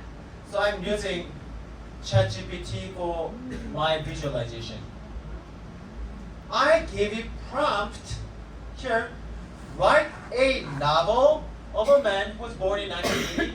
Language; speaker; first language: English; non-native, fluent; Korean